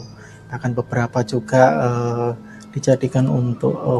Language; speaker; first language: Indonesian; native; Indonesian